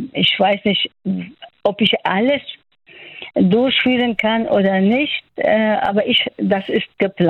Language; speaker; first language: German; non-native, fluent; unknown